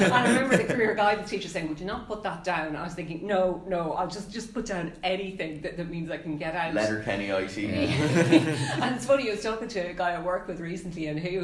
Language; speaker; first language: English; native; English